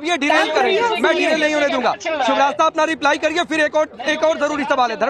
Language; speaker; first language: Hindi; native; Hindi